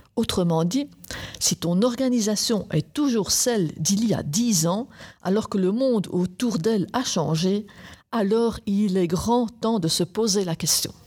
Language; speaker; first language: French; native; French